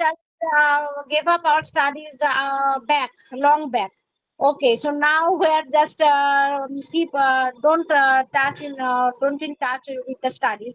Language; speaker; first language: English; non-native, learner; Bangla